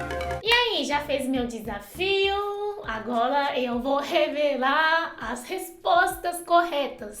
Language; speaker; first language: Portuguese; non-native, fluent; Chinese